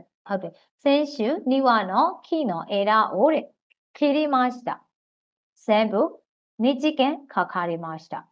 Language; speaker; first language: Japanese; non-native, fluent; Burmese